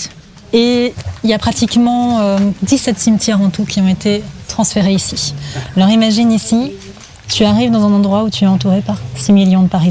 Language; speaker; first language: French; native; French